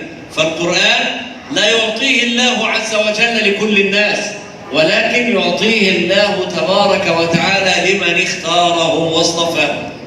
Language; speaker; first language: Arabic; native; Arabic